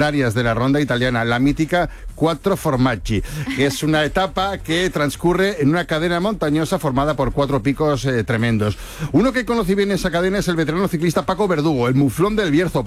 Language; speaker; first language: Spanish; native; Spanish